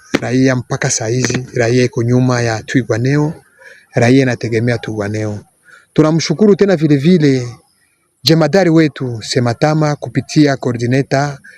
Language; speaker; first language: Swahili; non-native, local second language; Kinyarwanda